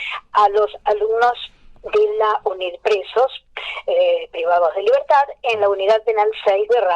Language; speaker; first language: Spanish; native; Spanish